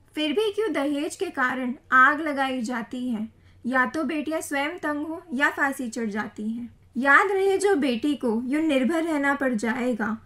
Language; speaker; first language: Hindi; native; Hindi